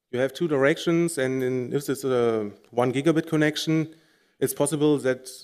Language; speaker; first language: English; non-native, fluent; German